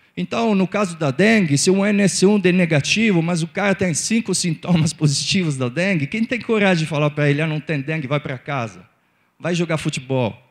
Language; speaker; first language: Portuguese; non-native, fluent; Italian